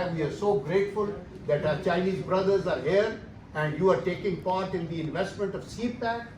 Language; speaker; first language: English; non-native, local second language; Urdu